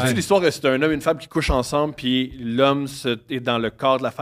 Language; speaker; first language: French; native; French